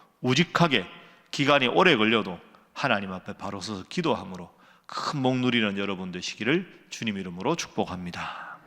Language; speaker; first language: Korean; native; Korean